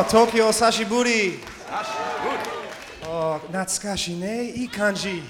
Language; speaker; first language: Japanese; non-native, learner; English